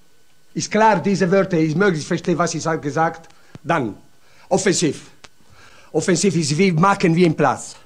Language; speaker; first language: German; non-native, learner; Italian